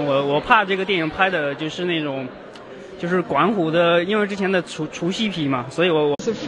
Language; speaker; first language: Chinese; native; Chinese